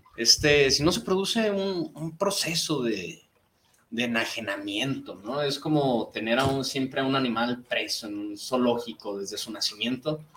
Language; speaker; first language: Spanish; native; Spanish